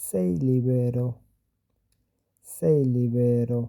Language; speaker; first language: Italian; non-native, fluent; Bangla